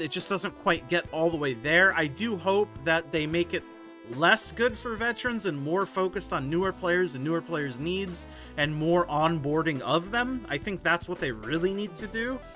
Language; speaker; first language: English; native; English